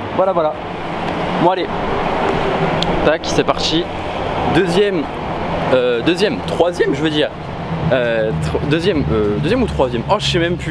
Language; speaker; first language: French; native; French